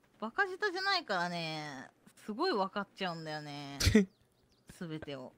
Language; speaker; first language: Japanese; native; Japanese